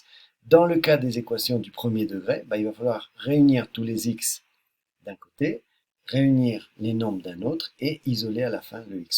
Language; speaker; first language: French; native; French